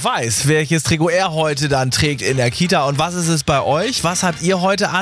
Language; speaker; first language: German; native; German